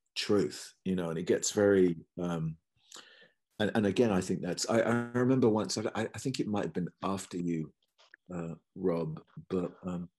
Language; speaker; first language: English; native; English